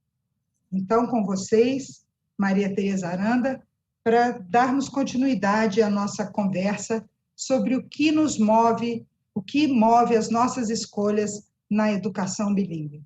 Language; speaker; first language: Portuguese; native; Portuguese